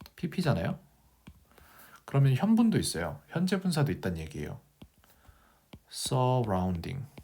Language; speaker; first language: Korean; native; Korean